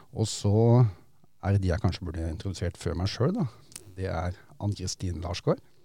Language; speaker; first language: Norwegian; native; Norwegian